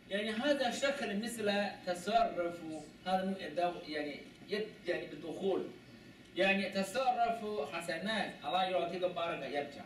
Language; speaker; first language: Arabic; non-native, learner; Chinese